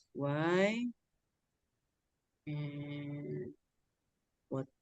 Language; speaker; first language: English; non-native, learner; Indonesian